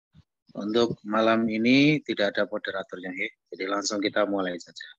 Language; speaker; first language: Indonesian; native; Indonesian